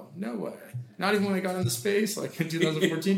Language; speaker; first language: English; native; English